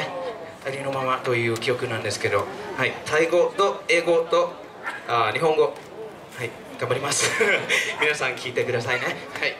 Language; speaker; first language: Japanese; non-native, fluent; Thai